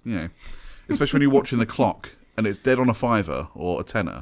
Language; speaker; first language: English; native; English